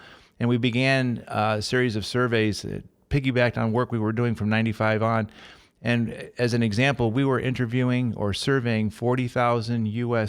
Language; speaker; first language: English; native; English